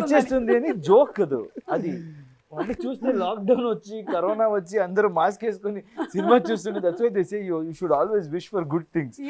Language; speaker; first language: Telugu; non-native, fluent; Kannada